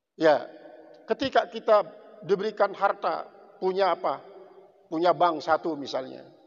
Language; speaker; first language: Indonesian; non-native, local second language; Sasak